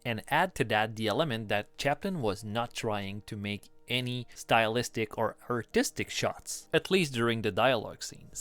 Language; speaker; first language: English; non-native, fluent; French